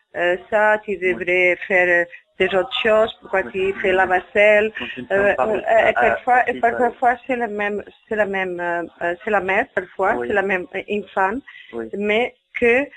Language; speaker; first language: French; non-native, fluent; Spanish